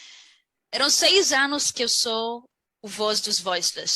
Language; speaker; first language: Portuguese; non-native, learner; Arabic